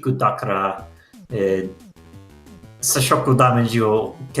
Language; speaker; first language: Japanese; non-native, learner; English